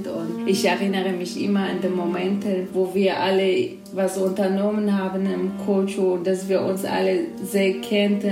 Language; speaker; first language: German; non-native, fluent; Kurdish